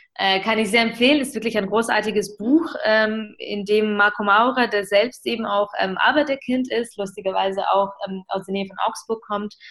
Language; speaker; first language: German; early bilingual, other home language; Ukrainian